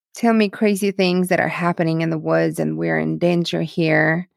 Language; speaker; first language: English; non-native, fluent; Russian